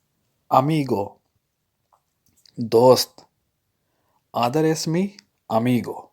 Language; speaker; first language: Spanish; non-native, fluent; Urdu